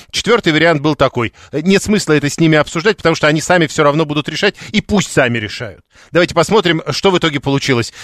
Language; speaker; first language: Russian; native; Russian